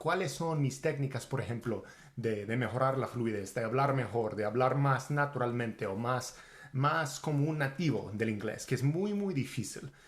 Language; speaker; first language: Spanish; non-native, fluent; English